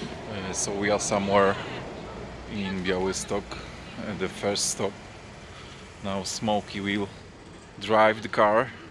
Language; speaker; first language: English; non-native, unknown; Polish